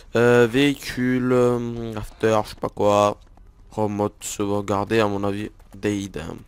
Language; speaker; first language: French; native; French